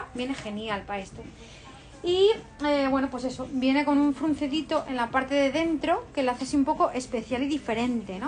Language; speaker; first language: Spanish; native; Spanish